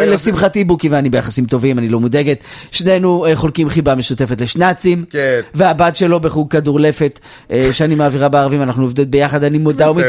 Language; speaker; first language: Hebrew; native; Hebrew